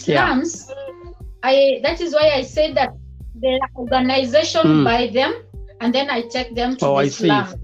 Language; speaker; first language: English; non-native, local second language; Luyia